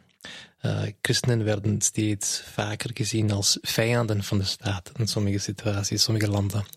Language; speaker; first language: Dutch; non-native, fluent; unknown